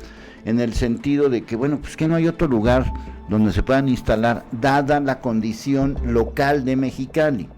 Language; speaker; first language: Spanish; native; Spanish